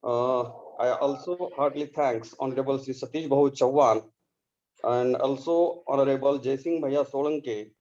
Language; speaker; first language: English; non-native, local second language; Marathi